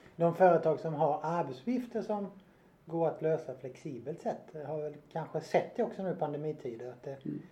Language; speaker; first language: Swedish; native; Swedish